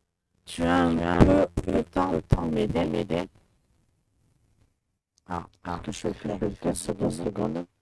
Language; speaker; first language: French; native; French